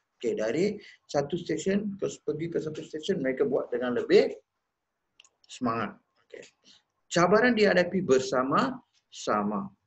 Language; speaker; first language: Malay; non-native, local second language; Tamil